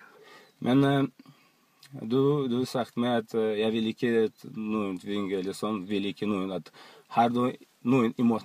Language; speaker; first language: Norwegian; non-native, learner; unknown